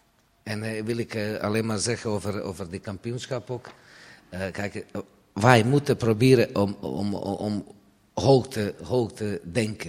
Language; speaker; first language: Dutch; non-native, fluent; Serbian